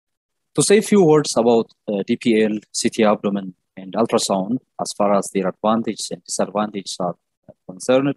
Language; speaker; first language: English; non-native, local second language; Amharic